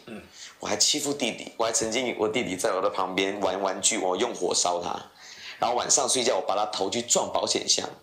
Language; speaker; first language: Chinese; native; Chinese